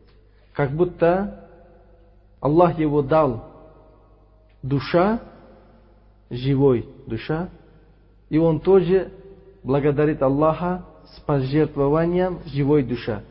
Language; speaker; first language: Russian; non-native, fluent; Uzbek